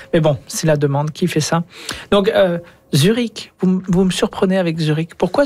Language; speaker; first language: French; native; French